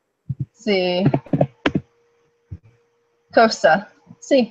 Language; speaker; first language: Spanish; non-native, learner; English